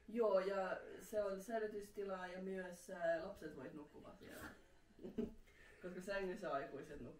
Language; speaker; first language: Finnish; non-native, local second language; Swedish